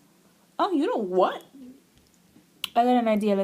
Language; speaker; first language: English; native; English